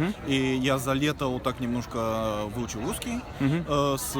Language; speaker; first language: Russian; early bilingual, other home language; Bulgarian